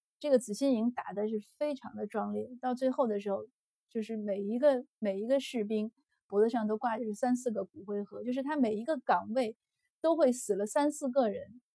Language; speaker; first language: Chinese; native; Chinese